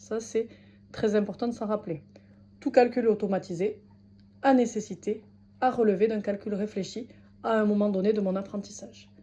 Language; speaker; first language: French; native; French